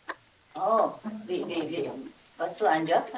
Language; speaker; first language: German; non-native, learner; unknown